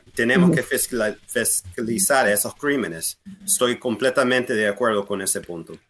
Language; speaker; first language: Spanish; early bilingual, heritage; Spanish